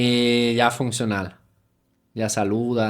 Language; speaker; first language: Spanish; non-native, fluent; German